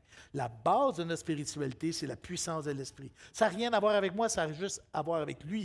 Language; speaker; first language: French; native; French